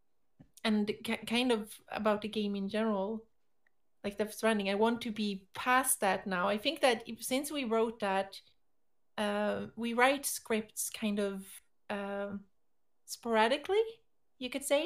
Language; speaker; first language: English; non-native, fluent; Swedish